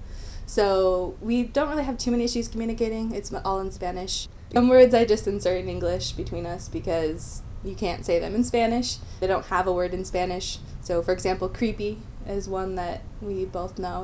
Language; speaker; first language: English; native; English